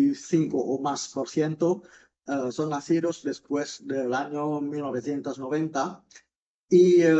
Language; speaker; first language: Spanish; non-native, fluent; Indonesian